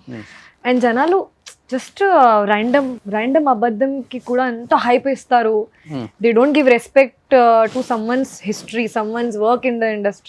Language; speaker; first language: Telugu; non-native, local second language; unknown